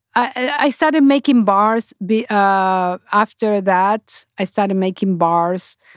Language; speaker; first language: English; non-native, fluent; Spanish